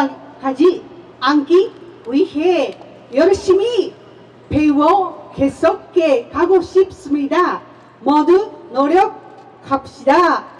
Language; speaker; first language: Korean; non-native, learner; Japanese